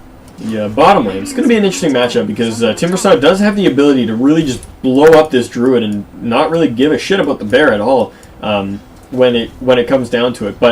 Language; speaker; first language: English; native; English